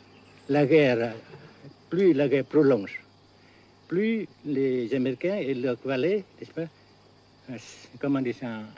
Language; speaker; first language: French; non-native, local second language; Vietnamese